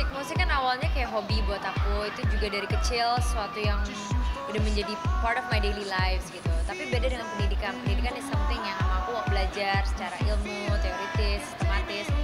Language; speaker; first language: Indonesian; native; Indonesian